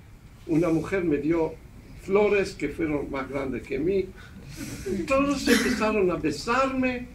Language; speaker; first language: Spanish; non-native, fluent; Hebrew